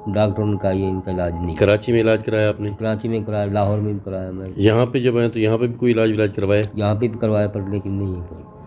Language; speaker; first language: Urdu; native; Urdu